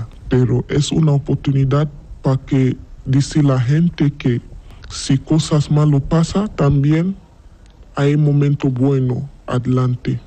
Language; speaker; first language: Spanish; non-native, learner; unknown